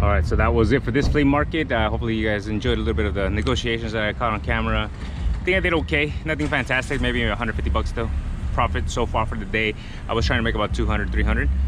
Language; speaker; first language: English; early bilingual, other home language; Spanish